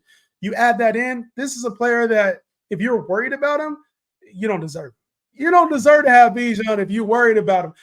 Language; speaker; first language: English; native; English